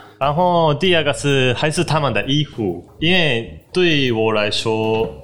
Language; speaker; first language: Chinese; non-native, learner; Japanese